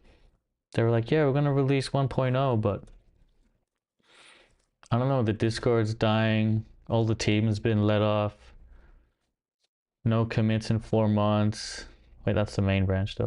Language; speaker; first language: English; native; English